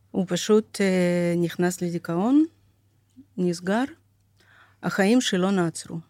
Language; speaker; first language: Hebrew; non-native, fluent; Russian